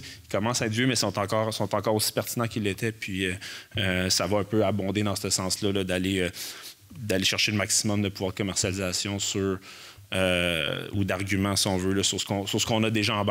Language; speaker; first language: French; native; French